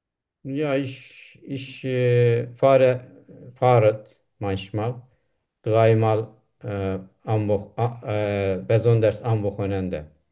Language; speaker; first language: German; non-native, learner; Turkish